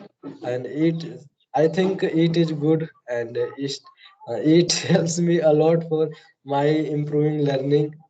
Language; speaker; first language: English; non-native, learner; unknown